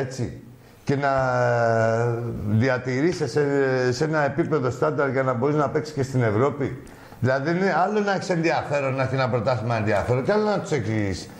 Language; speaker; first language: Greek; native; Greek